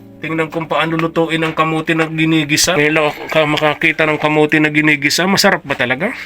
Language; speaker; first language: Filipino; native; Filipino